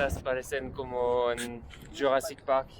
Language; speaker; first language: Spanish; non-native, learner; French